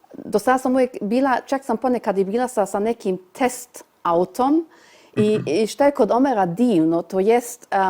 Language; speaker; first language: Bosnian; early bilingual, heritage; Bosnian